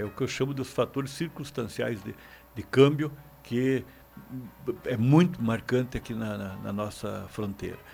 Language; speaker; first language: Portuguese; native; Portuguese